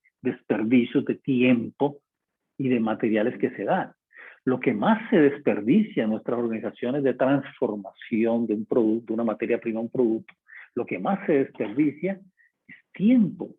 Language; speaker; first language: Spanish; native; Spanish